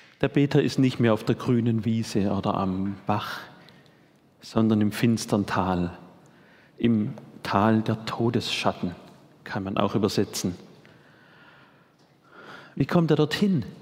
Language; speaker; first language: German; native; German